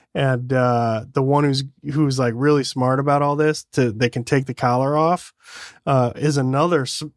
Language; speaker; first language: English; native; English